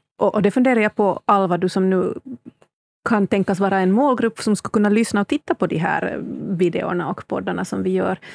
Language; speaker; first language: Swedish; native; Swedish